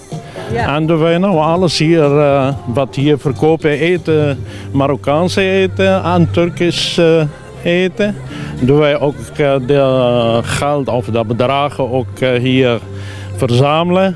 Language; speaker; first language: Dutch; non-native, learner; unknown